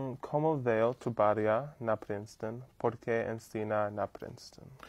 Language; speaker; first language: Portuguese; non-native, learner; English